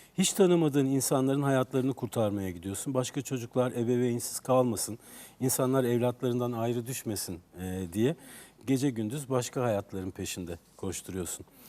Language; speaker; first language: Turkish; native; Turkish